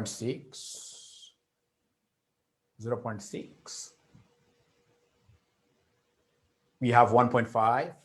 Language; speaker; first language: English; non-native, local second language; Swahili